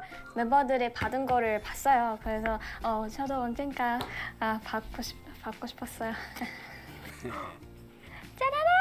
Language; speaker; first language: Korean; non-native, fluent; Japanese